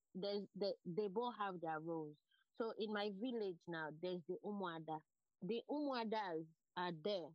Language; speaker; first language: English; non-native, local second language; Igbo